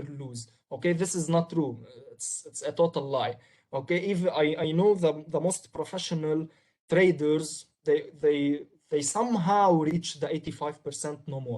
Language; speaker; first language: English; non-native, local second language; Arabic